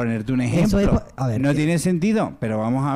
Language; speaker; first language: Spanish; native; Spanish